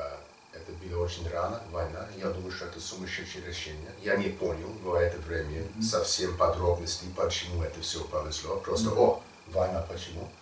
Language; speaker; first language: Russian; non-native, learner; English